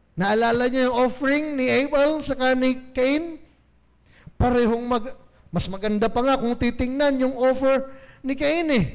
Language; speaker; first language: Filipino; non-native, local second language; Bikol